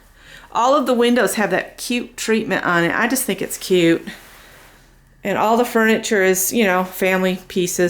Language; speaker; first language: English; native; English